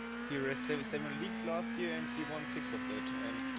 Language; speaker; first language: English; non-native, learner; German